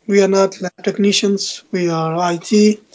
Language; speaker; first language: English; non-native, local second language; Punjabi